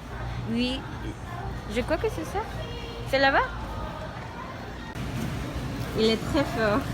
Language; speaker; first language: French; non-native, learner; English